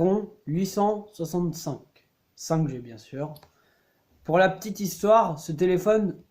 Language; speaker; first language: French; native; French